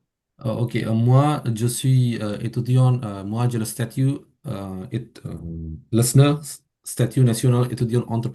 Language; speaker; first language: French; non-native, fluent; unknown